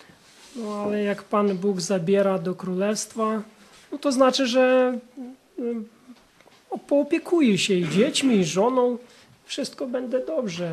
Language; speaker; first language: Polish; non-native, fluent; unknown